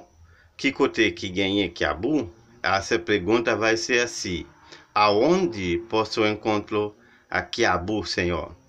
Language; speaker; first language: Portuguese; non-native, learner; Haitian Creole